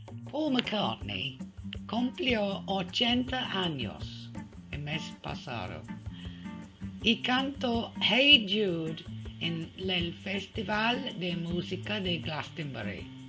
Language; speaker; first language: Spanish; non-native, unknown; English